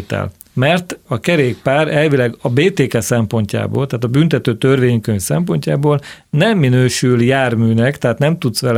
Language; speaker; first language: Hungarian; native; Hungarian